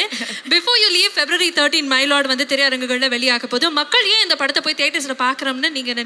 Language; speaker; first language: Tamil; native; Tamil